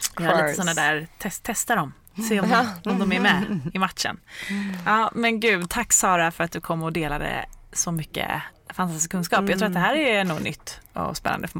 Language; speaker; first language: Swedish; native; Swedish